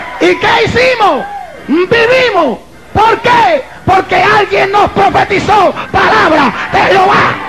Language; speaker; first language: Spanish; native; Spanish